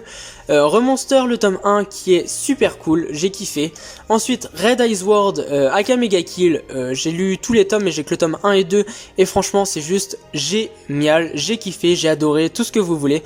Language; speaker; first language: French; native; French